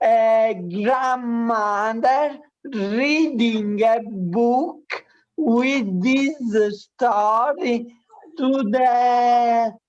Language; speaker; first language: English; non-native, learner; Italian